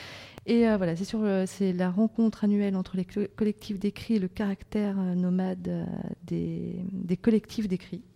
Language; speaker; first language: French; native; French